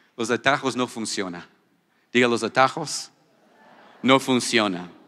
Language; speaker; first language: Spanish; non-native, fluent; English